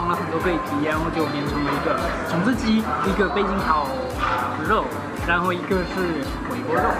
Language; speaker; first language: Chinese; non-native, fluent; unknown